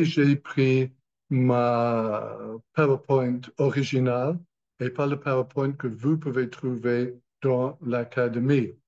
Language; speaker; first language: French; non-native, learner; English